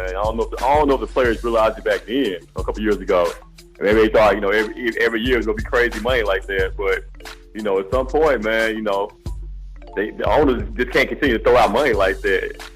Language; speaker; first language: English; native; English